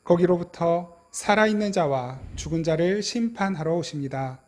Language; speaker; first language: Korean; native; Korean